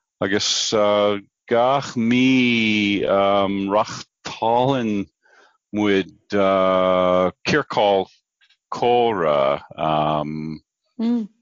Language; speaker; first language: Irish; non-native, learner; English